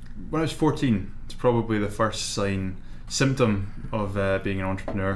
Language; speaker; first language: English; native; English